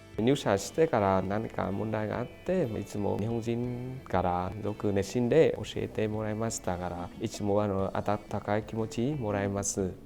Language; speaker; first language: Japanese; non-native, fluent; Vietnamese